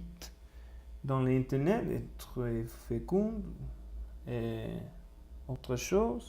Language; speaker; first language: French; non-native, learner; Spanish